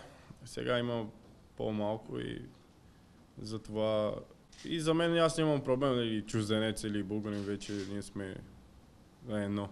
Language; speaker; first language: Bulgarian; non-native, learner; Portuguese